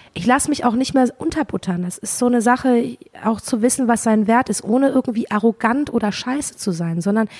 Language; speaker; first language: German; native; German